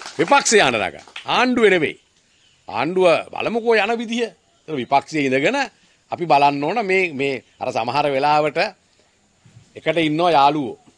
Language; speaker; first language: Sinhala; native; Sinhala